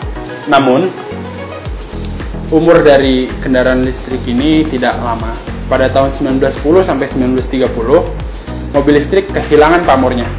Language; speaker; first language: Indonesian; native; Indonesian